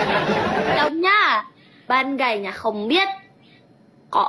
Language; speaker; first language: Vietnamese; non-native, learner; Indonesian